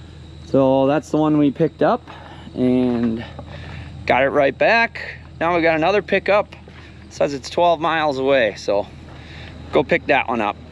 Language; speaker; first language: English; native; English